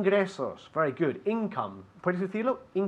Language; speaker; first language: Spanish; non-native, fluent; English